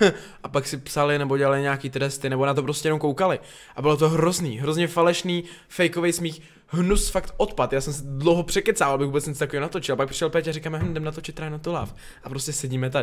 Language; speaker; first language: Czech; native; Czech